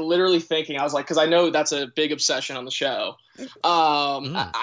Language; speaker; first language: English; native; English